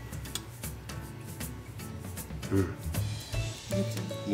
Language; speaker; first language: Swedish; non-native, fluent; Japanese